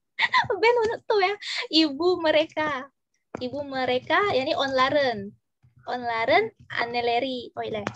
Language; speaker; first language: Turkish; non-native, learner; Indonesian